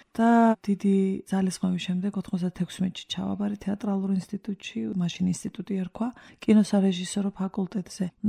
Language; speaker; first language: Georgian; native; Georgian